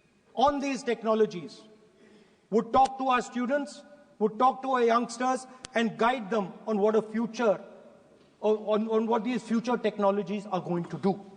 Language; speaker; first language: English; non-native, local second language; Hindi